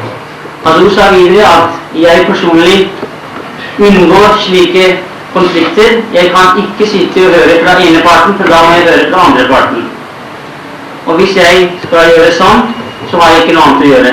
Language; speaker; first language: Norwegian; non-native, fluent; Urdu